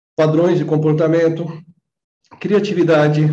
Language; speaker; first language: Portuguese; native; Portuguese